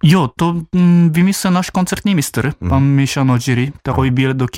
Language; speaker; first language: Czech; non-native, fluent; Japanese